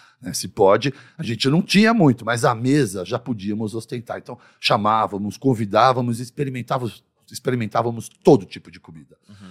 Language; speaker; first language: Portuguese; early bilingual, other home language; Arabic